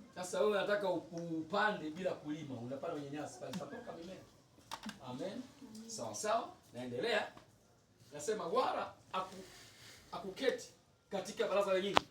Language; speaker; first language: Swahili; native; Swahili